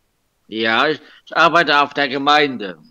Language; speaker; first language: German; non-native, local second language; Luxembourgish